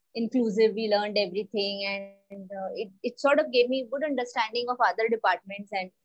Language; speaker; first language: English; non-native, local second language; Marathi